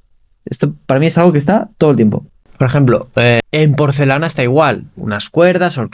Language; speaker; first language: Spanish; native; Spanish